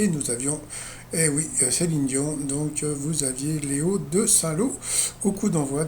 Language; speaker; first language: French; native; French